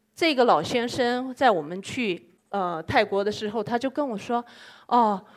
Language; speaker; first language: Chinese; non-native, fluent; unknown